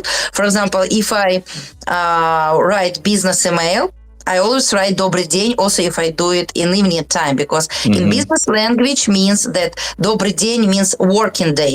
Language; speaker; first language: English; non-native, learner; Russian